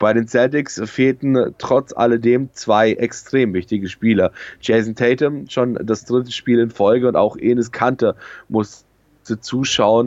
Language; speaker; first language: German; native; German